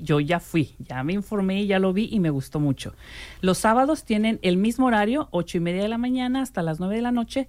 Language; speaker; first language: Spanish; native; Spanish